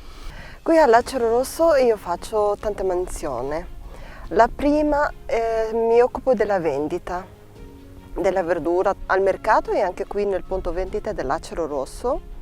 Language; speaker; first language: Italian; non-native, learner; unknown